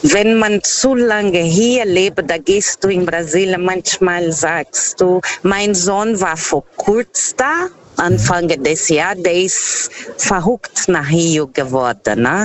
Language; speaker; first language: German; non-native, learner; Portuguese